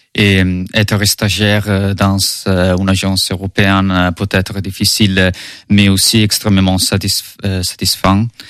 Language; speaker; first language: French; non-native, learner; Italian